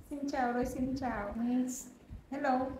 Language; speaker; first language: Vietnamese; non-native, learner; Filipino